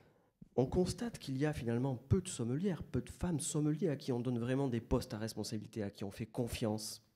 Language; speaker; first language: French; native; French